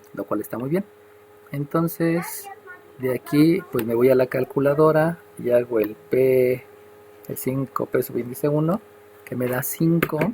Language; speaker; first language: Spanish; native; Spanish